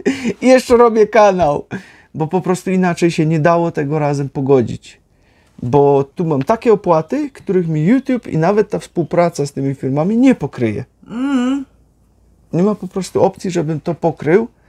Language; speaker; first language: Polish; native; Polish